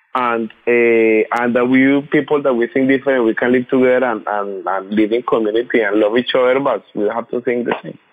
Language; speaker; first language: English; non-native, fluent; Spanish